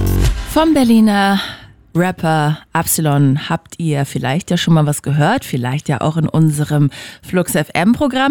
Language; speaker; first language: German; native; German